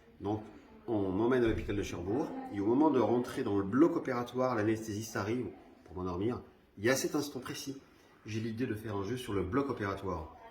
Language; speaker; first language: French; early bilingual, other home language; Spanish